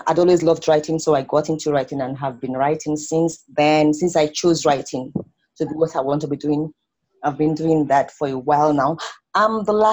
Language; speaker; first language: English; non-native, local second language; Igbo